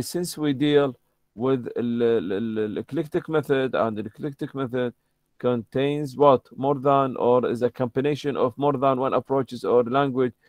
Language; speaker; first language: English; non-native, fluent; Arabic